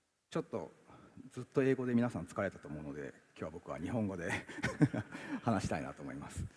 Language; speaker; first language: Japanese; native; Japanese